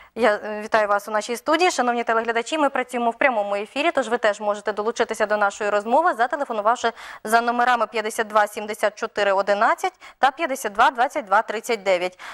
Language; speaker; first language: Ukrainian; native; Ukrainian